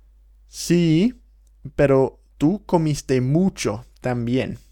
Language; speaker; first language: Spanish; non-native, fluent; English